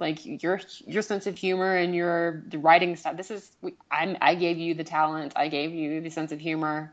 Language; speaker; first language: English; native; English